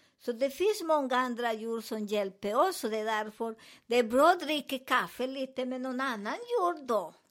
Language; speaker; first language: Swedish; non-native, learner; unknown